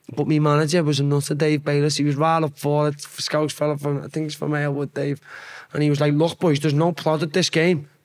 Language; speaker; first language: English; native; English